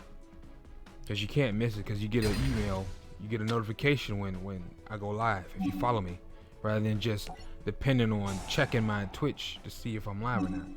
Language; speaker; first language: English; native; English